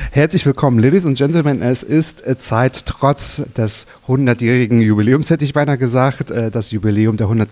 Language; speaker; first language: German; native; German